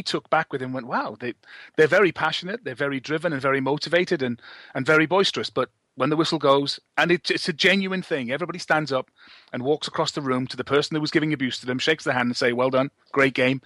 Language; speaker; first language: English; native; English